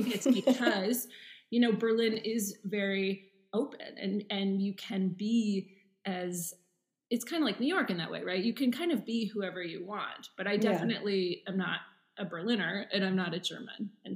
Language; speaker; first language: English; native; English